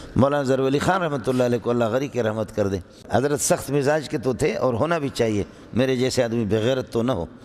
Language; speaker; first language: Urdu; non-native, local second language; Brahui